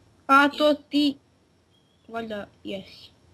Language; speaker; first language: Bosnian; native; Bosnian